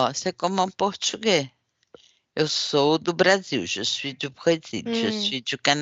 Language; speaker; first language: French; non-native, fluent; Portuguese